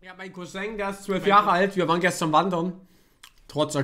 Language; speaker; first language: German; native; German